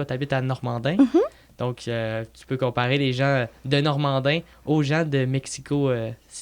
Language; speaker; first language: French; native; French